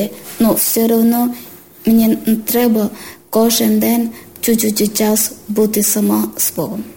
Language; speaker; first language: Ukrainian; non-native, learner; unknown